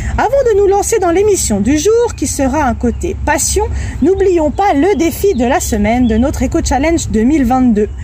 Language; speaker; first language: French; native; French